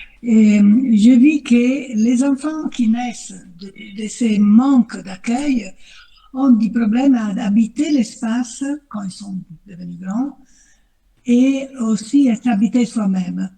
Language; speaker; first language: French; non-native, fluent; Italian